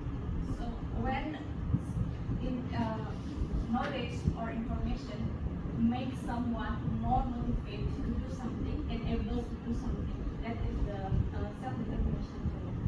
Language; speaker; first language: English; non-native, fluent; Indonesian